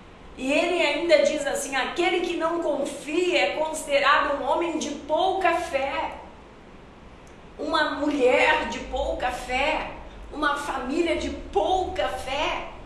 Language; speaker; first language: Portuguese; native; Portuguese